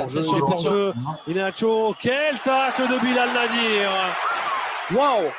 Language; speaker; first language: French; native; French